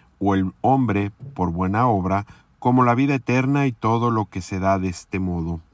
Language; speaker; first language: Spanish; native; Spanish